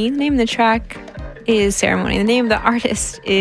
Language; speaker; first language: English; native; English